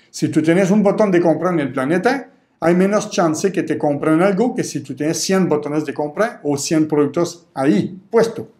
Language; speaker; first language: Spanish; non-native, fluent; French